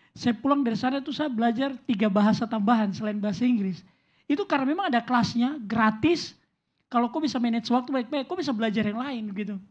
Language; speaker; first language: Indonesian; native; Indonesian